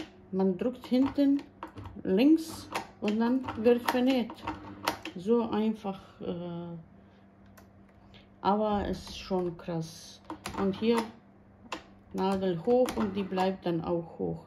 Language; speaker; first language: German; non-native, learner; Bosnian